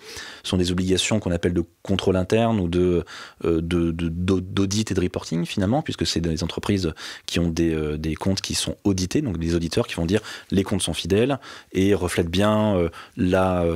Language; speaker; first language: French; native; French